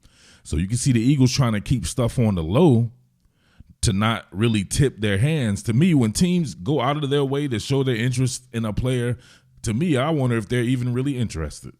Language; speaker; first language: English; native; English